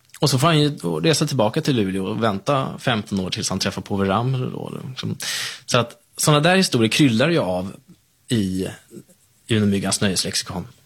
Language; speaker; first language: Swedish; native; Swedish